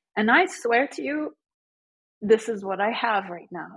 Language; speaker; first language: English; early bilingual, other home language; Persian